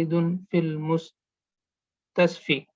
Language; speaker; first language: Arabic; non-native, learner; English